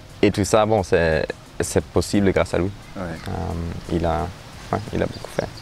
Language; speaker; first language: French; non-native, learner; German